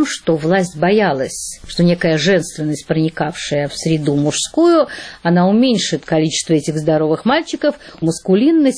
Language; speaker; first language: Russian; native; Russian